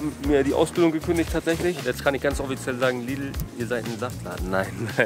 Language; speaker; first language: German; native; German